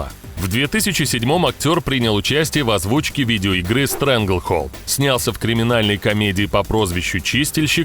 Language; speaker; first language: Russian; native; Russian